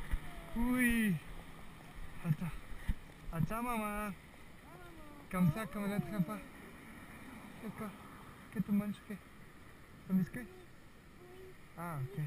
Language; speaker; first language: French; non-native, learner; Spanish